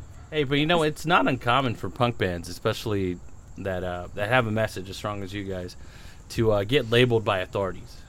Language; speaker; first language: English; early bilingual, other home language; Spanish